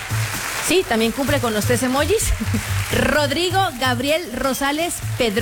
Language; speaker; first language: Spanish; native; Spanish